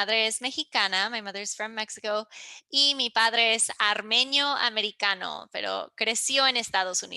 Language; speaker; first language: Spanish; early bilingual, heritage; English